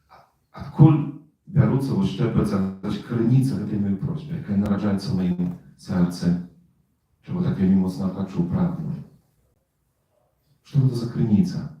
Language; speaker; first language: Polish; non-native, learner; Russian